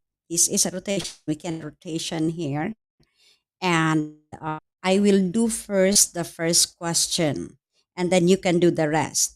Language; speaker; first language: English; non-native, fluent; Filipino